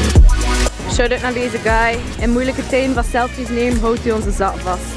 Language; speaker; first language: Dutch; native; Dutch